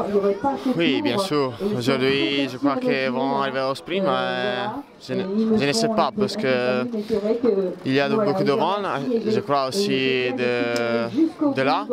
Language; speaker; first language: French; non-native, fluent; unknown